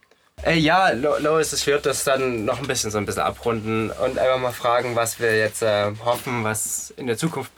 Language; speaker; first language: German; native; German